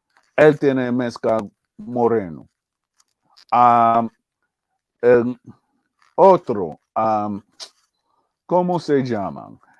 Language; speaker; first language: Spanish; early bilingual, heritage; English